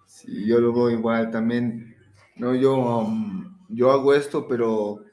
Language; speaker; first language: Spanish; early bilingual, heritage; Spanish